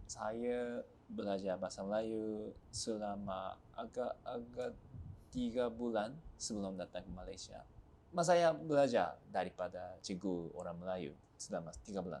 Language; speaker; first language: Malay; non-native, fluent; Japanese